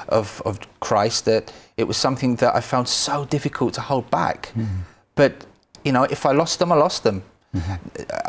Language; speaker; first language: English; native; English